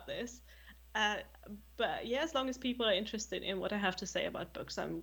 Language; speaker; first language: English; non-native, fluent; German